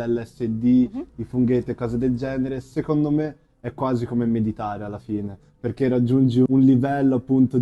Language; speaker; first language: Italian; native; Italian